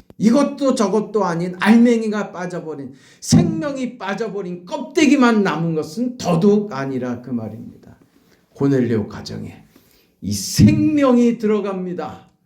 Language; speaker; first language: Korean; native; Korean